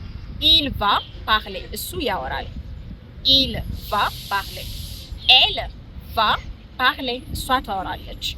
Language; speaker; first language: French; non-native, fluent; Amharic